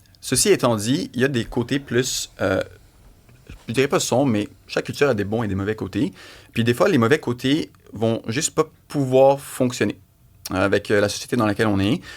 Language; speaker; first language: French; native; French